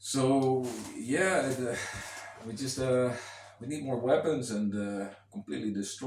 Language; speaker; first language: English; non-native, fluent; Dutch